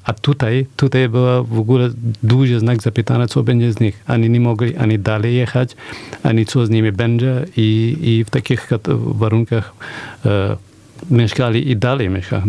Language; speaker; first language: Polish; non-native, fluent; Persian